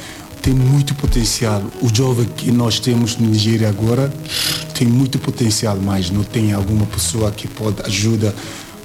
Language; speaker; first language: Portuguese; non-native, learner; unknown